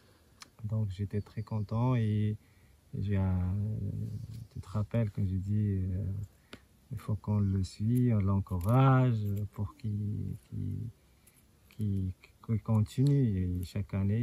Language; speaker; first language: French; non-native, local second language; Arabic